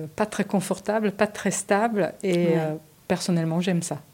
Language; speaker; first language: French; early bilingual, other home language; Romanian